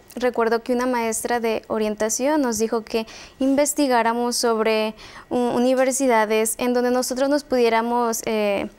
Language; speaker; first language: Spanish; native; Spanish